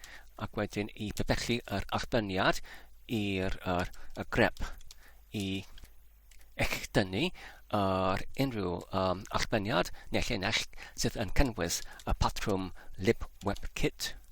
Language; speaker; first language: Welsh; non-native, learner; English